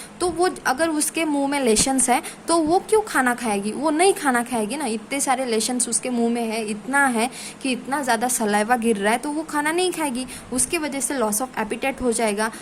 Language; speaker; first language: Hindi; non-native, local second language; Marathi